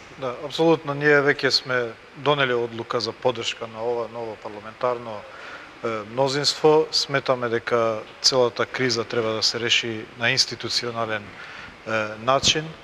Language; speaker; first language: Macedonian; non-native, local second language; Albanian